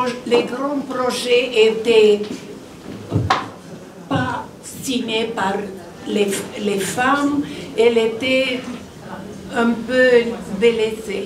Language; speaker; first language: French; non-native, fluent; Romanian